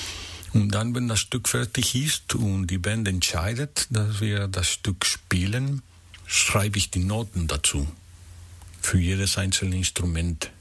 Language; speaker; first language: German; non-native, fluent; Spanish